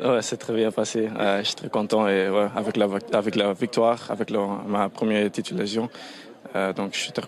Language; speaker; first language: French; non-native, local second language; Dutch